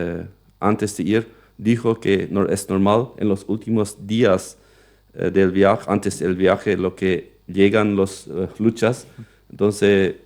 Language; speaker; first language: Spanish; non-native, local second language; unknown